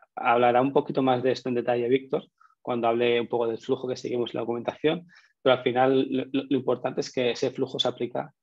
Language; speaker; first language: Spanish; native; Spanish